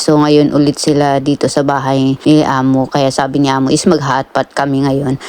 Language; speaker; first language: Filipino; native; Filipino